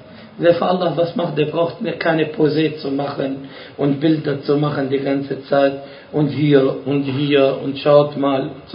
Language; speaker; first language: German; non-native, fluent; Arabic